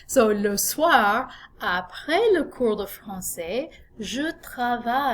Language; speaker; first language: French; non-native, fluent; English